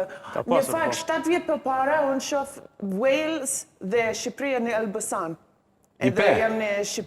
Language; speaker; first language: Albanian; non-native, learner; English